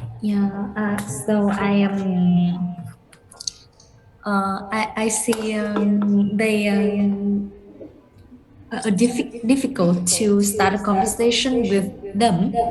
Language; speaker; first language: English; non-native, learner; Vietnamese